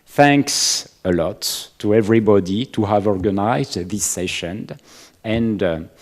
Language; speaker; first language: English; non-native, learner; French